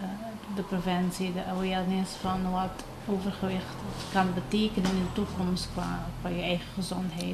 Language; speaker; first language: Dutch; non-native, local second language; Papiamento